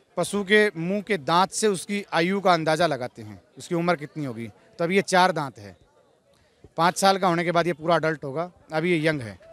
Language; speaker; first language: Hindi; native; Hindi